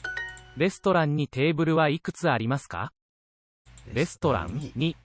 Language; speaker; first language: Japanese; non-native, learner; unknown